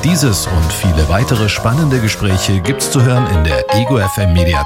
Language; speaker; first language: German; native; German